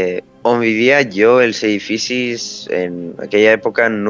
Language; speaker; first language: Catalan; early bilingual, other home language; Romanian